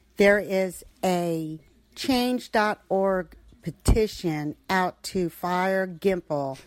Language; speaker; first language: English; early bilingual, other home language; Portuguese